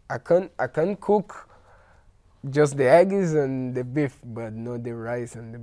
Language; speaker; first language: English; non-native, learner; Portuguese